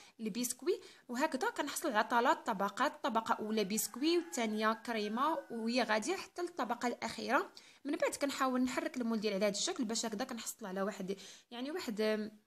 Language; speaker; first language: Arabic; native; Arabic